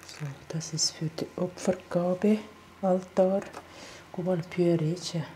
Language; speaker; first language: German; non-native, learner; Tibetan